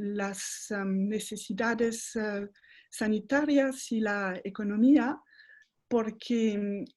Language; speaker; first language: Spanish; non-native, fluent; French